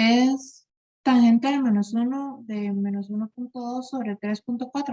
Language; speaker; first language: Spanish; native; Spanish